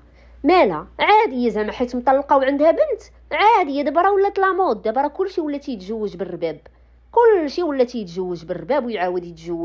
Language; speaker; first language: Arabic; native; Arabic